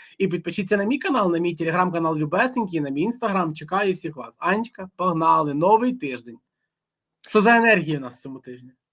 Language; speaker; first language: Ukrainian; non-native, local second language; Russian